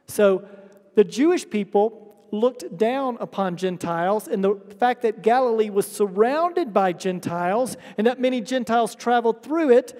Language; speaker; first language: English; native; English